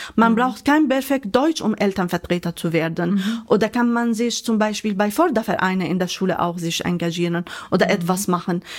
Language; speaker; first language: German; non-native, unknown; Arabic